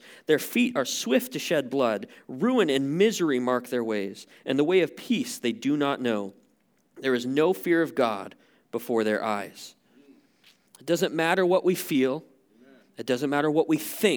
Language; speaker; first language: English; native; English